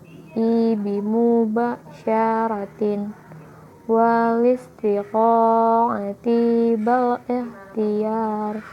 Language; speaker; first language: Arabic; non-native, learner; Indonesian